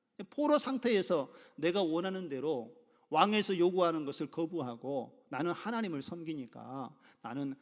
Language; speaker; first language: Korean; native; Korean